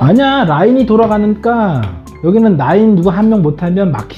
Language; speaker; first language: Korean; native; Korean